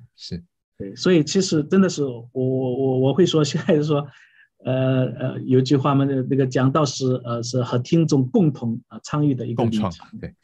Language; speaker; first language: Chinese; native; Chinese